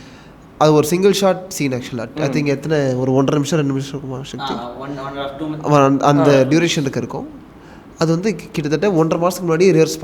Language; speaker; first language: Tamil; native; Tamil